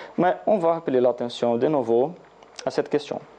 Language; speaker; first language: French; non-native, learner; Portuguese